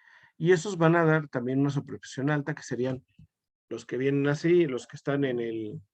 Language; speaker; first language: Spanish; native; Spanish